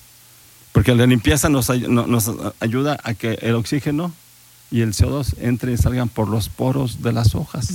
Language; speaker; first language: Spanish; native; Spanish